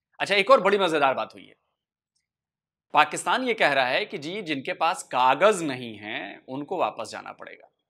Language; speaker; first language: Hindi; native; Hindi